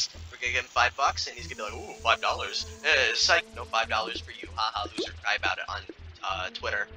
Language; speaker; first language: English; native; English